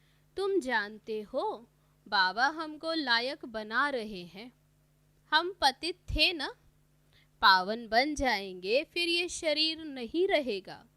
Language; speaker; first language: Hindi; native; Hindi